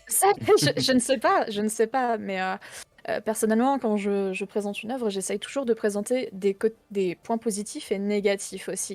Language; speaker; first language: French; native; French